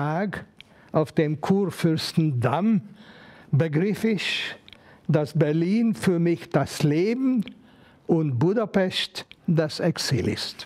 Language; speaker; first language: German; non-native, fluent; Hungarian